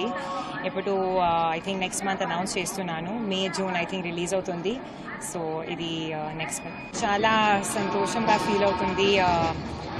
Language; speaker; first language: Telugu; non-native, learner; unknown